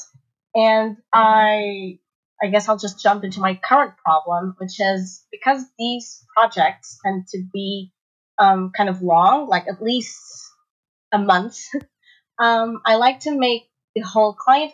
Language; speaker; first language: English; non-native, fluent; Portuguese